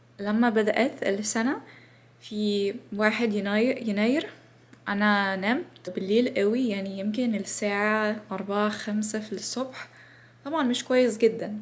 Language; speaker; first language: Arabic; non-native, learner; English